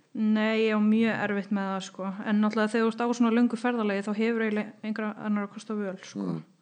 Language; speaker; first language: Icelandic; non-native, fluent; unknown